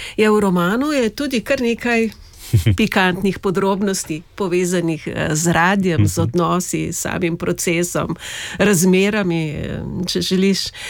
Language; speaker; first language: Slovenian; native; Slovenian